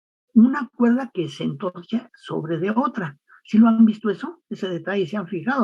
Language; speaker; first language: Spanish; native; Spanish